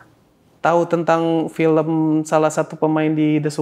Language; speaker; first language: Indonesian; native; Indonesian